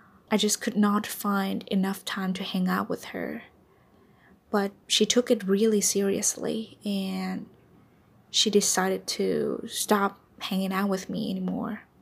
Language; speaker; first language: English; non-native, fluent; Vietnamese